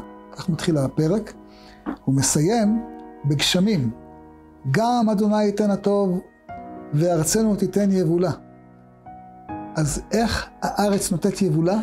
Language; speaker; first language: Hebrew; native; Hebrew